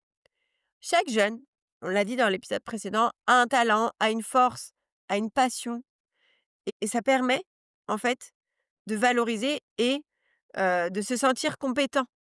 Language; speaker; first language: French; native; French